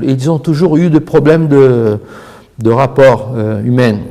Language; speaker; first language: French; non-native, fluent; Portuguese